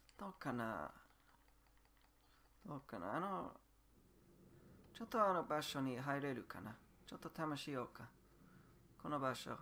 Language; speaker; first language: Japanese; non-native, learner; English